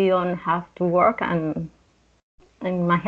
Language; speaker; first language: English; non-native, learner; Spanish